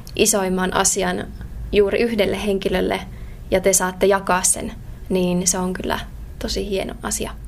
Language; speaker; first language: Finnish; native; Finnish